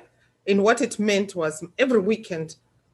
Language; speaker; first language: English; non-native, local second language; Shona